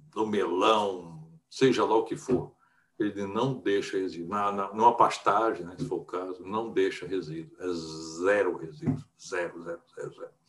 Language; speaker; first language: Portuguese; native; Portuguese